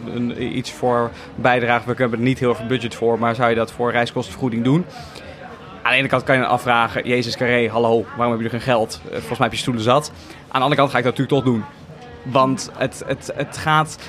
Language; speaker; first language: Dutch; native; Dutch